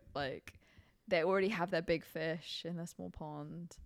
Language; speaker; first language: English; non-native, local second language; Cantonese